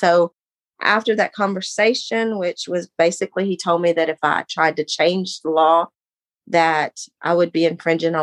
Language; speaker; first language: English; native; English